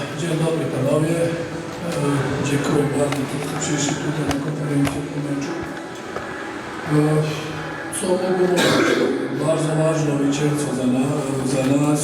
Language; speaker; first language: Polish; non-native, learner; Serbian